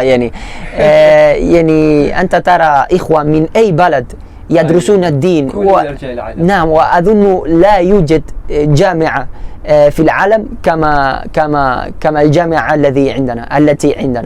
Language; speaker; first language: Arabic; non-native, fluent; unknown